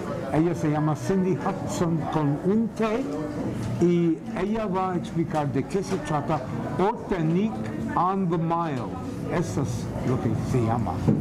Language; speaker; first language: Spanish; non-native, fluent; English